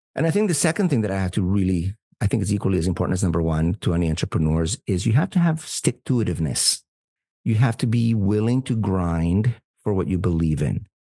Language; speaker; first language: English; non-native, fluent; Spanish